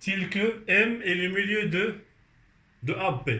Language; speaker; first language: French; non-native, local second language; Arabic